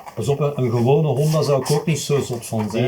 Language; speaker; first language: Dutch; native; Dutch